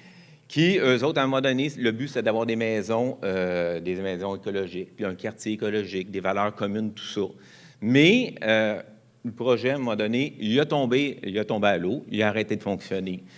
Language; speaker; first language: French; native; French